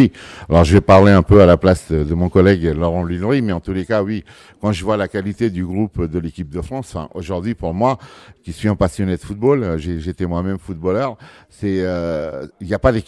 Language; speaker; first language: French; early bilingual, other home language; Portuguese